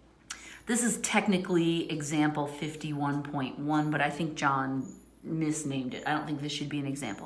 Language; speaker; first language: English; native; English